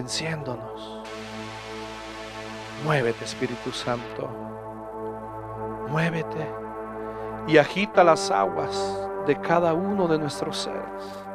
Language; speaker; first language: Spanish; native; Spanish